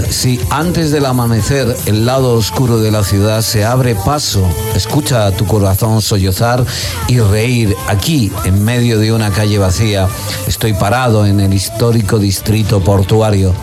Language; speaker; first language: Spanish; native; Spanish